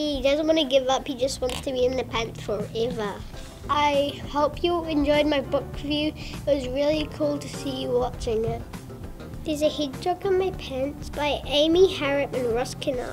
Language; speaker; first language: English; native; English